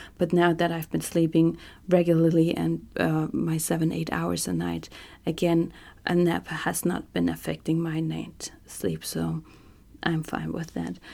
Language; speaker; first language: English; non-native, fluent; German